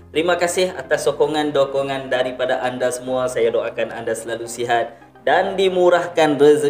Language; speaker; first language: Malay; native; Malay